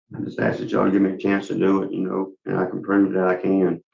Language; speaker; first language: English; native; English